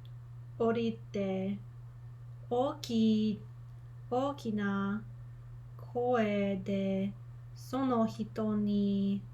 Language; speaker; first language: Japanese; non-native, learner; English